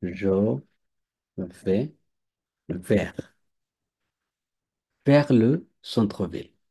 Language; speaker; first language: French; non-native, fluent; Bangla